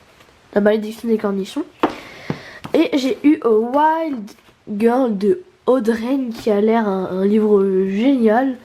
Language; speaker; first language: French; native; French